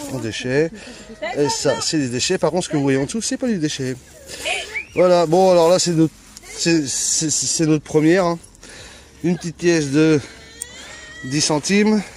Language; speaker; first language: French; native; French